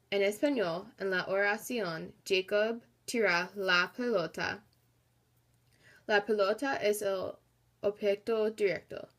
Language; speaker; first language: Spanish; non-native, learner; English